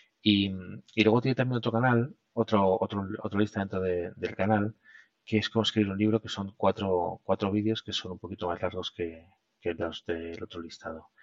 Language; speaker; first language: Spanish; native; Spanish